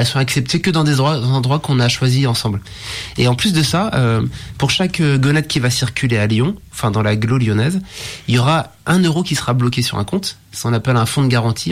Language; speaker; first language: French; native; French